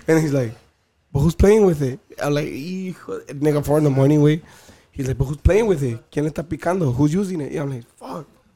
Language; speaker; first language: English; early bilingual, other home language; Spanish